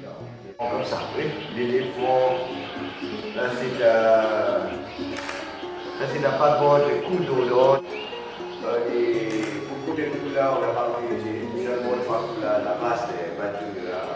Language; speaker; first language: French; non-native, learner; Burmese